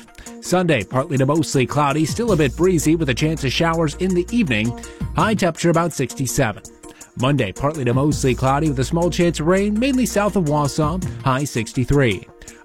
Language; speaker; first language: English; native; English